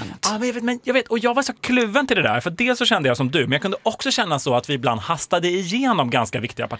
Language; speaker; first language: Swedish; native; Swedish